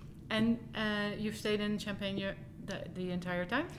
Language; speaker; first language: English; non-native, fluent; Dutch